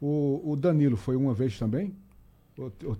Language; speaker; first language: Portuguese; native; Portuguese